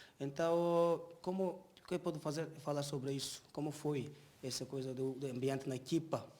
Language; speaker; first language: Portuguese; non-native, learner; Turkish